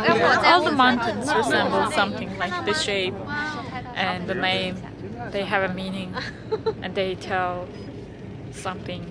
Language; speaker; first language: English; non-native, fluent; Chinese